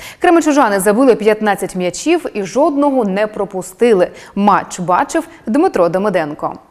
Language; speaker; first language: Ukrainian; native; Ukrainian